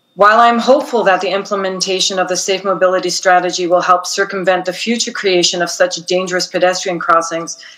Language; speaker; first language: English; native; English